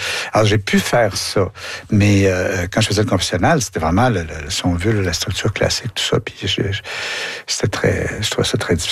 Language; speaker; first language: French; native; French